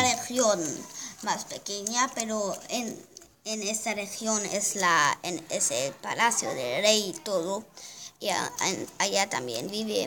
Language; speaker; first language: Spanish; non-native, learner; German